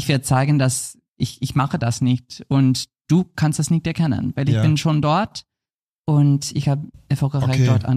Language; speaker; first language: German; non-native, fluent; English